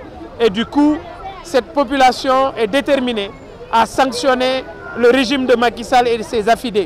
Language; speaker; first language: French; non-native, local second language; Wolof